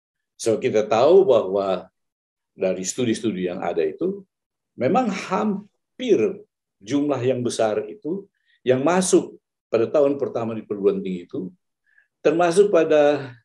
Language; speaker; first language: Malay; native; Malay